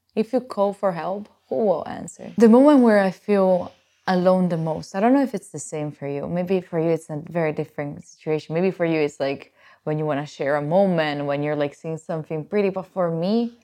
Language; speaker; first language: English; non-native, fluent; Italian